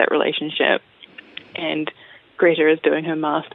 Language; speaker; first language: English; native; English